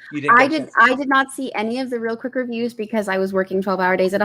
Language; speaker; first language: English; native; English